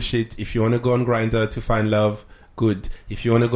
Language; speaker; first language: English; non-native, fluent; French